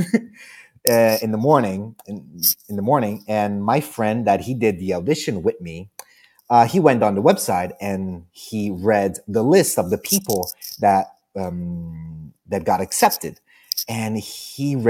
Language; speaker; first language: English; non-native, fluent; Italian